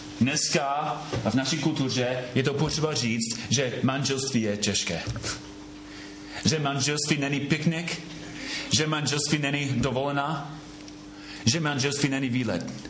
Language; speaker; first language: Czech; non-native, fluent; English